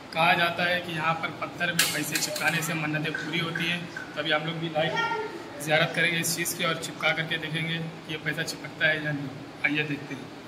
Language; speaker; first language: Hindi; non-native, local second language; Urdu